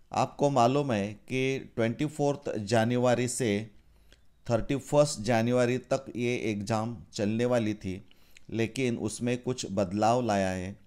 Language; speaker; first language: Hindi; non-native, local second language; Marathi